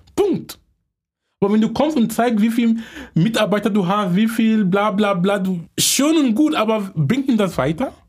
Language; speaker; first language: German; non-native, fluent; English